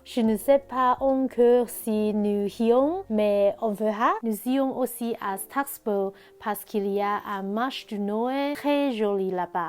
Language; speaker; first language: French; non-native, learner; Cantonese